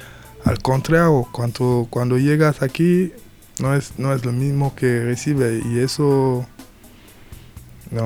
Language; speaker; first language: Spanish; non-native, learner; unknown